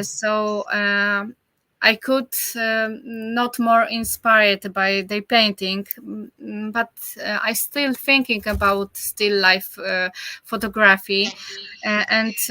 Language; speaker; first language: English; non-native, learner; Polish